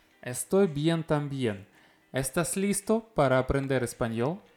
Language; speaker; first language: Spanish; non-native, learner; Russian